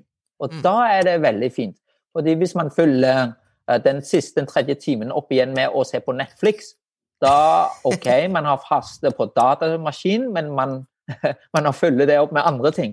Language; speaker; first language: Norwegian; non-native, fluent; Vietnamese